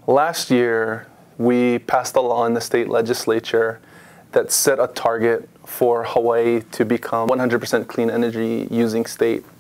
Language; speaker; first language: English; native; English